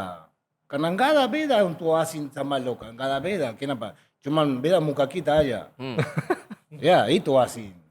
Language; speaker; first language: Indonesian; non-native, fluent; Spanish